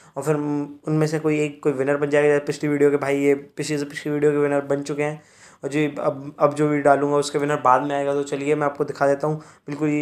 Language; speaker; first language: Hindi; native; Hindi